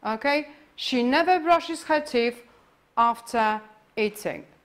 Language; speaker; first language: English; non-native, fluent; Polish